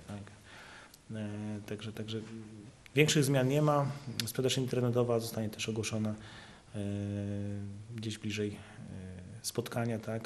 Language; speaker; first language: Polish; native; Polish